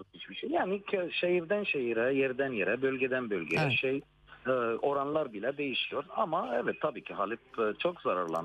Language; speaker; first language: Turkish; non-native, fluent; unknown